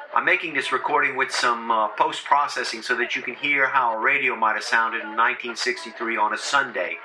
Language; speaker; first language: English; early bilingual, other home language; French